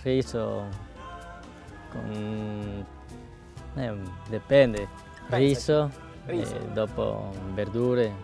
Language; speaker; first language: Italian; non-native, learner; Korean